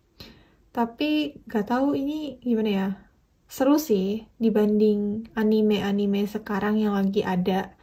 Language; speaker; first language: Indonesian; native; Indonesian